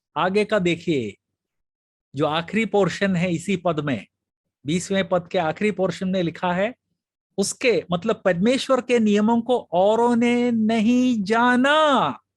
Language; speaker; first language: Hindi; native; Hindi